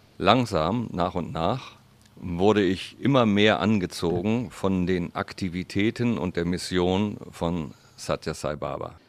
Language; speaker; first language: German; native; German